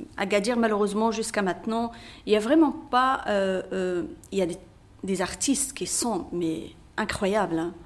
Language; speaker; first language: French; non-native, local second language; Berber languages